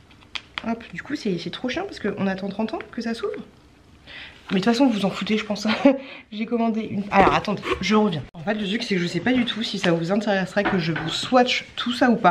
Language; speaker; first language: French; native; French